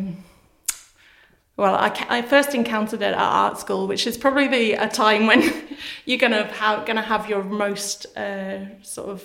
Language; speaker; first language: English; native; English